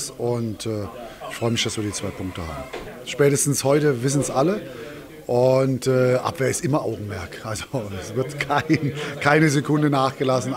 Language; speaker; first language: German; native; German